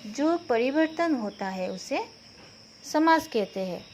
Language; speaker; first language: Hindi; non-native, local second language; Assamese